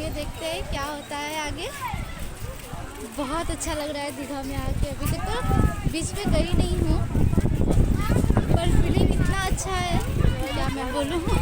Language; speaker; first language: Hindi; native; Hindi